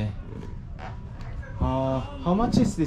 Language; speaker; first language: English; non-native, learner; Korean